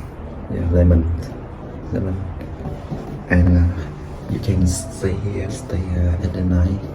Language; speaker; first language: English; non-native, learner; Vietnamese